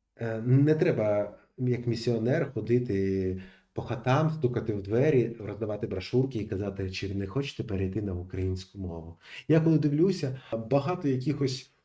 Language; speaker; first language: Ukrainian; non-native, local second language; Russian